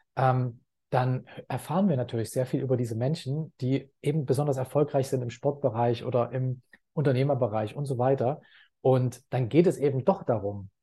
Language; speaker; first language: German; native; German